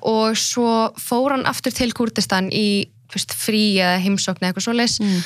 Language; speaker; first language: Icelandic; early bilingual, other home language; Central Kurdish